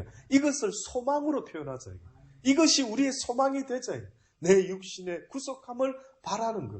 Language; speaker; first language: Korean; native; Korean